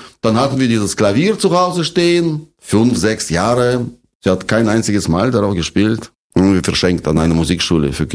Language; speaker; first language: German; non-native, fluent; Russian